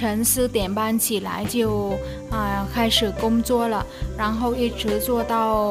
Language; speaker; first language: Chinese; non-native, fluent; Vietnamese